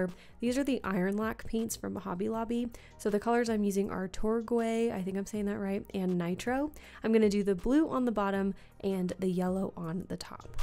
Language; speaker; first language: English; native; English